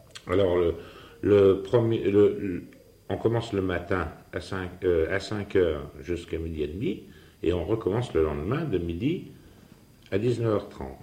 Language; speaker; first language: French; native; French